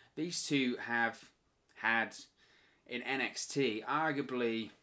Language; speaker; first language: English; native; English